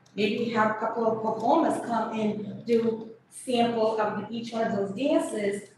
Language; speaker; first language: English; early bilingual, other home language; Kabuverdianu